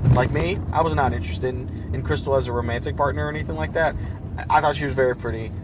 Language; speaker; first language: English; early bilingual, other home language; Spanish